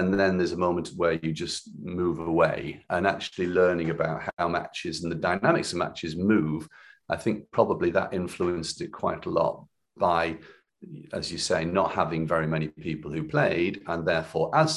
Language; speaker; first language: English; native; English